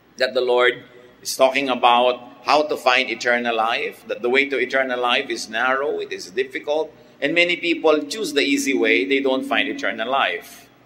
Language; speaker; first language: English; non-native, local second language; Filipino